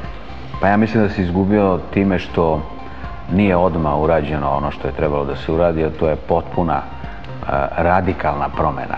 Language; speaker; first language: Serbian; native; Serbian